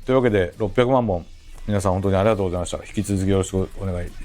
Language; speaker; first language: Japanese; native; Japanese